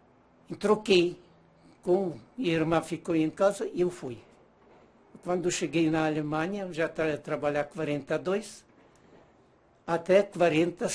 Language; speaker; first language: Portuguese; non-native, learner; Ukrainian